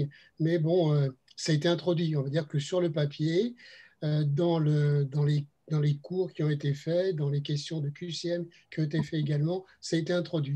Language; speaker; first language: French; native; French